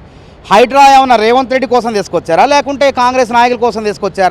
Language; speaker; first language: Telugu; native; Telugu